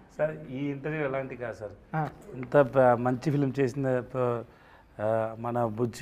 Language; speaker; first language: Telugu; non-native, learner; Tamil